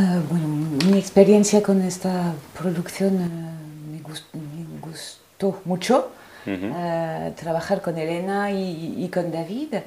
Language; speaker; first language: Spanish; non-native, fluent; French